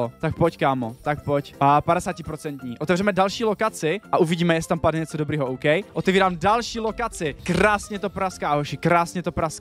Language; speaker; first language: Czech; native; Czech